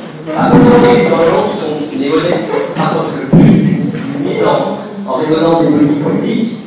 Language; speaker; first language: French; native; French